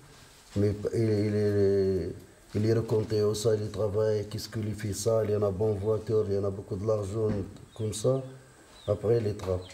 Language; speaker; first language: French; non-native, local second language; Arabic